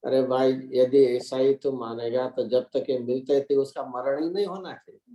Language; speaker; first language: Hindi; non-native, local second language; Gujarati